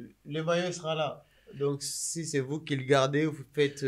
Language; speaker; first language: French; native; French